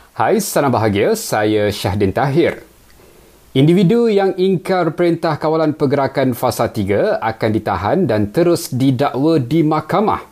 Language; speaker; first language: Malay; native; Malay